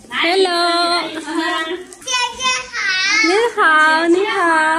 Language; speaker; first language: Chinese; non-native, learner; Urdu